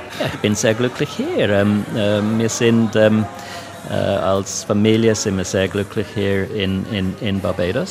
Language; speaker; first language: German; non-native, local second language; English